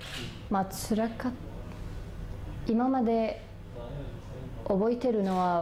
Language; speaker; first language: Japanese; non-native, fluent; Arabic